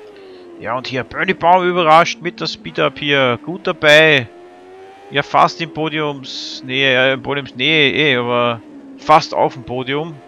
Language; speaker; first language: German; native; German